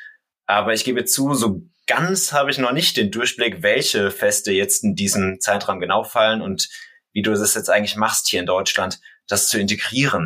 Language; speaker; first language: German; native; German